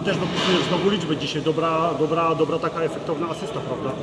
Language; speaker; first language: Polish; native; Polish